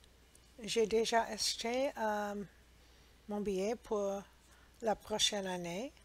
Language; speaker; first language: French; non-native, learner; English